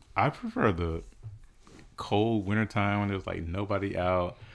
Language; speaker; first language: English; early bilingual, other home language; Yoruba